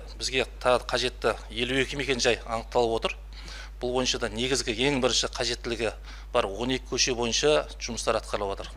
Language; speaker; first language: Kazakh; native; Kazakh